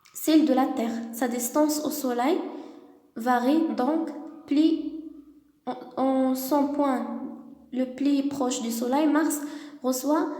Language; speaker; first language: French; non-native, local second language; Arabic